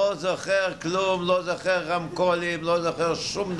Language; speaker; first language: Hebrew; early bilingual, other home language; Yiddish